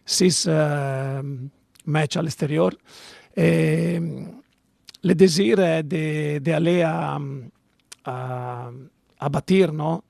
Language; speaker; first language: French; non-native, learner; Italian